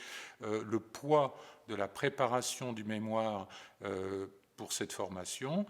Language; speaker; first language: French; native; French